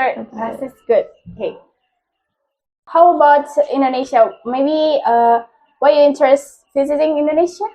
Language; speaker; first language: English; non-native, local second language; Indonesian